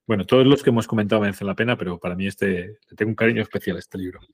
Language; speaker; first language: Spanish; native; Spanish